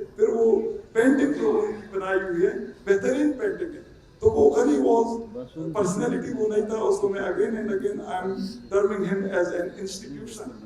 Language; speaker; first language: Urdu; non-native, local second language; Pashto